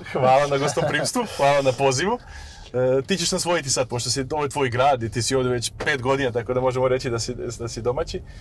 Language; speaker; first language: Serbian; native; Serbian